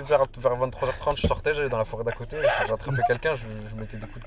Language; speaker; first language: French; native; French